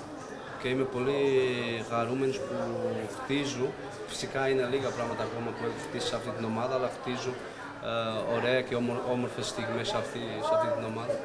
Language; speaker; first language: Greek; non-native, fluent; Portuguese